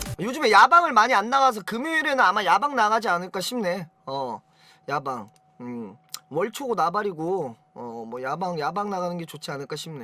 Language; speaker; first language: Korean; native; Korean